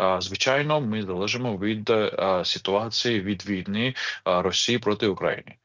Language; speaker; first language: Ukrainian; non-native, fluent; Georgian